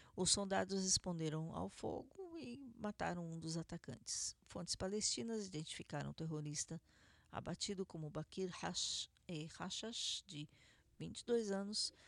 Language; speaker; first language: Portuguese; native; Portuguese